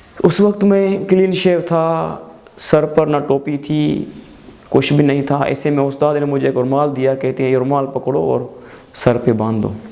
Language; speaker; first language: Urdu; non-native, local second language; Sindhi